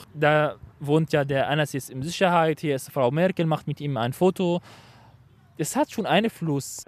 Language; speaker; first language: German; non-native, fluent; Arabic